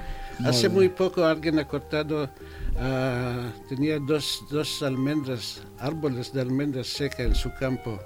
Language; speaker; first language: Spanish; non-native, fluent; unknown